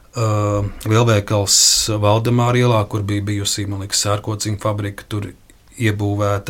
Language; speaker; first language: Latvian; native; Latvian